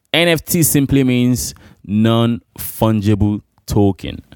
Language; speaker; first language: English; non-native, local second language; Igbo